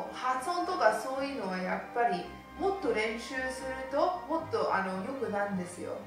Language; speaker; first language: Japanese; early bilingual, other home language; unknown